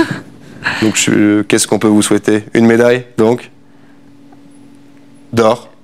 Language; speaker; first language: French; native; French